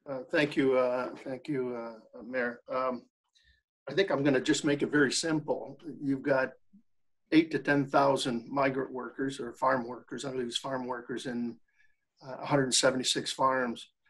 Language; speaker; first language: English; early bilingual, other home language; French